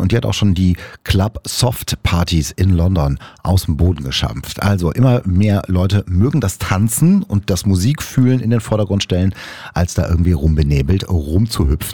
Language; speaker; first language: German; native; German